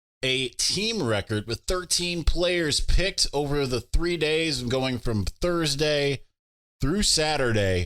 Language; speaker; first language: English; native; English